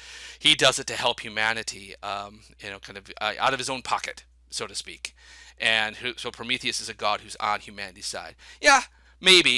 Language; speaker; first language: English; native; English